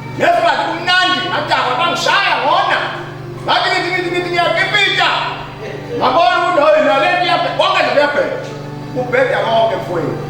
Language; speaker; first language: Zulu; native; Zulu